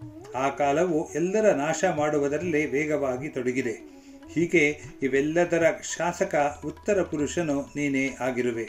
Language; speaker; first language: Kannada; native; Kannada